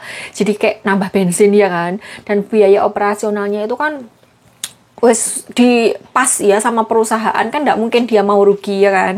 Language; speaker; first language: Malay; non-native, local second language; Javanese